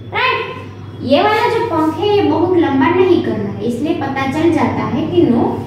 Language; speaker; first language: Hindi; non-native, local second language; Gujarati